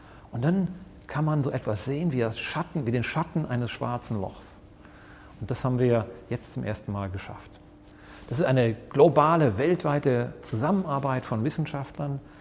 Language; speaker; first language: German; native; German